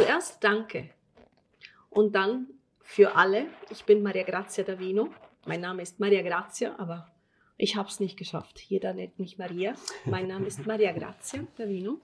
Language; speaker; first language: German; non-native, fluent; Italian